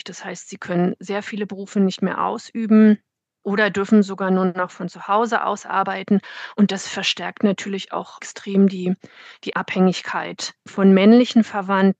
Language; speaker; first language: German; native; German